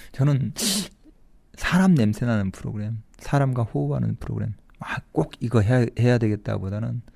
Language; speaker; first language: Korean; native; Korean